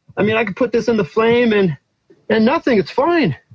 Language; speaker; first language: English; native; English